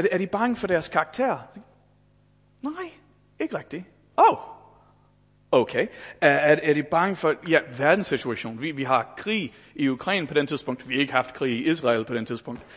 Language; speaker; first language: Danish; non-native, fluent; English